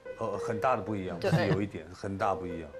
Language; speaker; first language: Chinese; native; Chinese